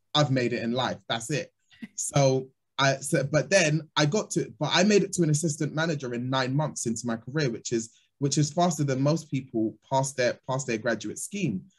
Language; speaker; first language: English; native; English